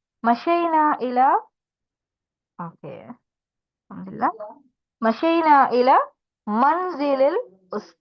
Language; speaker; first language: Arabic; non-native, fluent; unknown